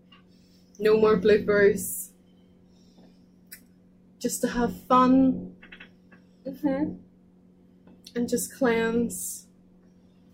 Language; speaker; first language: English; native; English